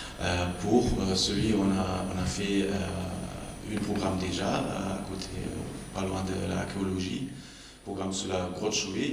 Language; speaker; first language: French; non-native, fluent; German